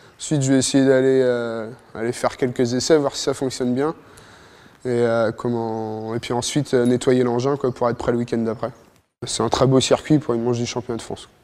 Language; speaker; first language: French; native; French